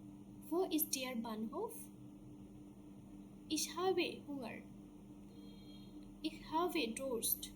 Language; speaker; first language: German; non-native, fluent; Bangla